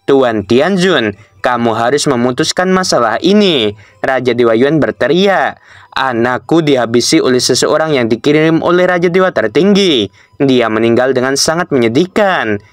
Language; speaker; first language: Indonesian; native; Indonesian